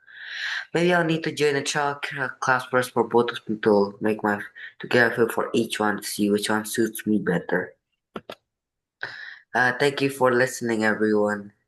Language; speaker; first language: English; non-native, fluent; Indonesian